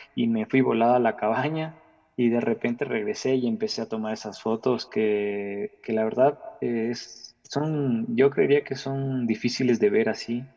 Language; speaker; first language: Spanish; native; Spanish